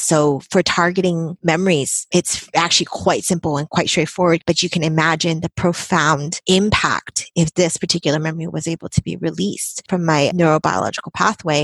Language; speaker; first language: English; native; English